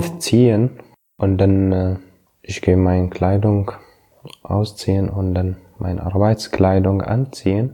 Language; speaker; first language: German; non-native, learner; Arabic